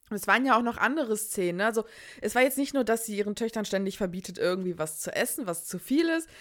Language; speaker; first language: German; early bilingual, other home language; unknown